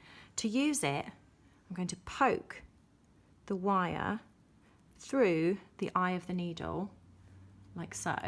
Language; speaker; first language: English; native; English